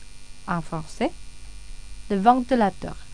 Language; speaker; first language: French; non-native, fluent; Indonesian